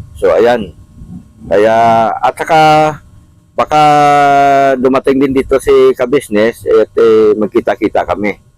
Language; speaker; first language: Filipino; native; Filipino